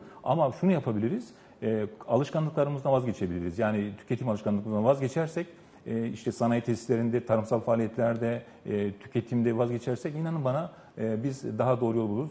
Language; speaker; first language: Turkish; native; Turkish